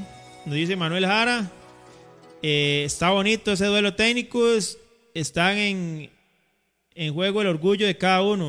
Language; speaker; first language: Spanish; native; Spanish